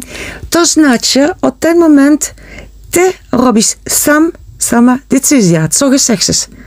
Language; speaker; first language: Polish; non-native, learner; Dutch